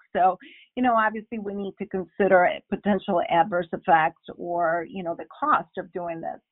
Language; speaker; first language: English; non-native, fluent; Spanish